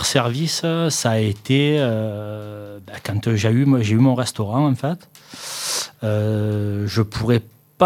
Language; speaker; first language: French; native; French